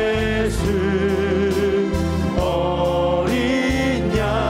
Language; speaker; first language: Korean; native; Korean